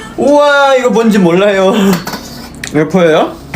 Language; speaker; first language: Korean; non-native, fluent; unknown